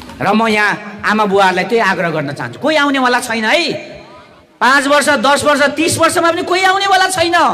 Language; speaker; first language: Nepali; non-native, local second language; Limbu